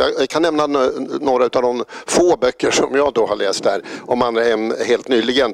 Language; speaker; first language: Swedish; native; Swedish